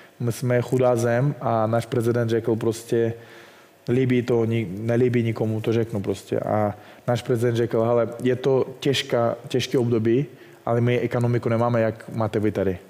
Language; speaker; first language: Czech; non-native, fluent; Russian